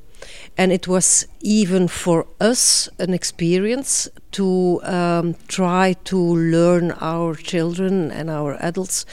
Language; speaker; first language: English; non-native, fluent; Dutch